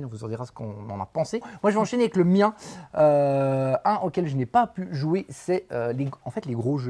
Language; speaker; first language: French; native; French